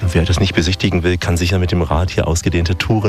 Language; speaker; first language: German; native; German